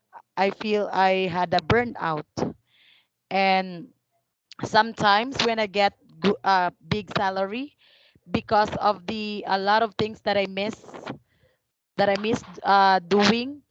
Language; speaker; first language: English; non-native, fluent; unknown